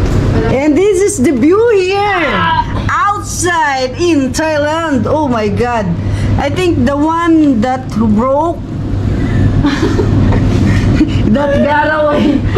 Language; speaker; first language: English; non-native, local second language; Filipino